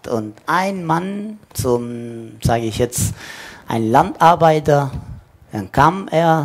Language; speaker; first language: German; non-native, fluent; Italian